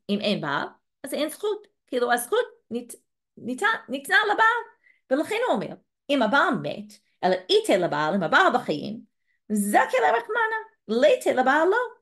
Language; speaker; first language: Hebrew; non-native, fluent; English